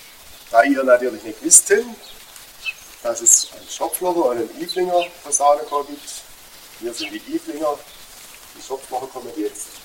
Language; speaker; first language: German; native; German